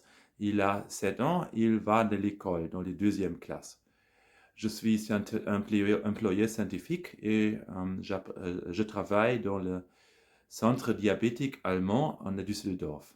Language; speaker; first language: French; non-native, learner; German